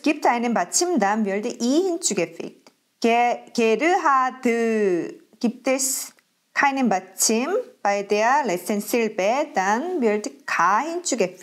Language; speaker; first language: German; non-native, fluent; Korean